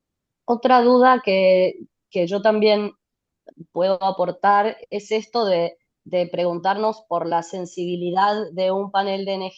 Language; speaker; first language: Spanish; native; Spanish